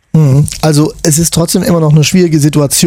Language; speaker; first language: German; native; German